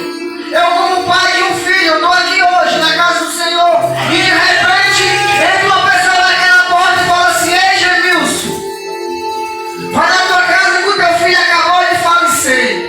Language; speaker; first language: Portuguese; native; Portuguese